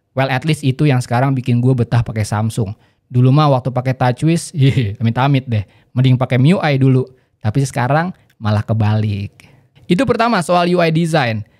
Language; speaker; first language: Indonesian; native; Indonesian